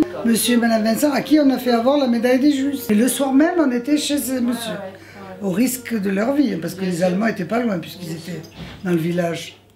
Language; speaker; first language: French; native; French